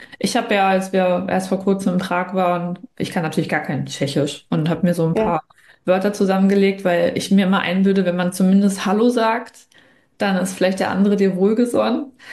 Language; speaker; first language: German; native; German